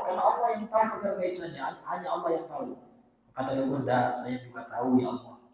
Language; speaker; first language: Indonesian; non-native, local second language; Minangkabau